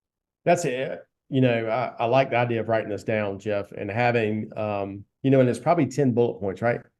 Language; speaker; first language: English; native; English